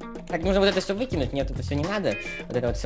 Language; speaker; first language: Russian; native; Russian